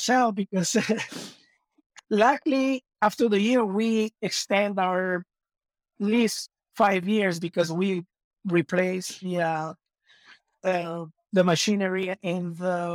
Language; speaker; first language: English; non-native, fluent; Spanish